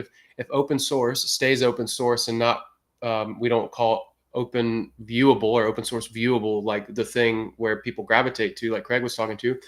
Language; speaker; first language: English; native; English